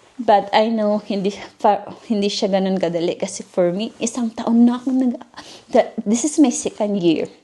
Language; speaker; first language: Filipino; native; Filipino